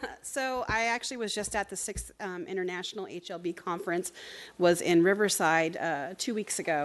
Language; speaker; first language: English; native; English